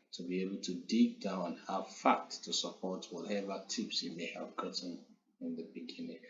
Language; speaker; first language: English; non-native, local second language; Yoruba